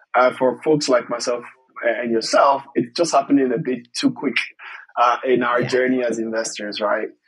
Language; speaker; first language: English; non-native, fluent; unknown